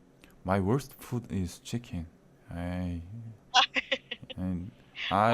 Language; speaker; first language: English; non-native, learner; Korean